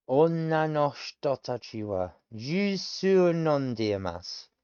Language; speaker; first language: Japanese; non-native, learner; English